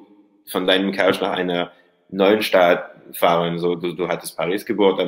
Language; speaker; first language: German; non-native, learner; French